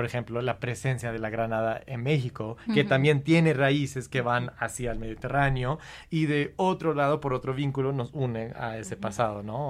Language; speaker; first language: Spanish; non-native, fluent; English